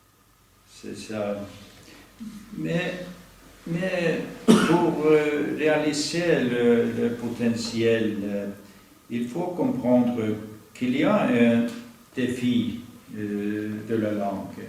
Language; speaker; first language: French; non-native, fluent; Norwegian